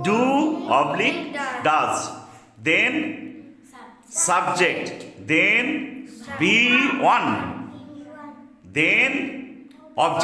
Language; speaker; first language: English; non-native, local second language; Bangla